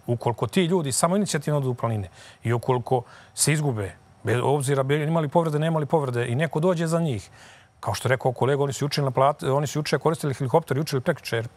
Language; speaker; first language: Croatian; native; Croatian